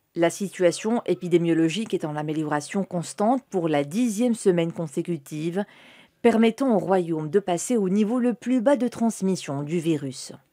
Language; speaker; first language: French; non-native, local second language; Arabic